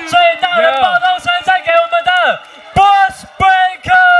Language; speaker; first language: Chinese; native; Chinese